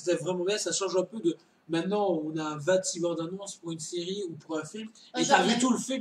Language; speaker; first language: French; native; French